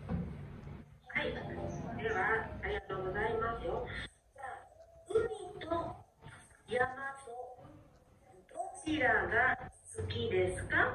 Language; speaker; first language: Japanese; non-native, fluent; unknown